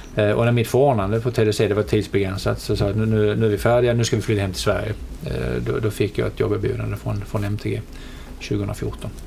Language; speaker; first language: Swedish; native; Swedish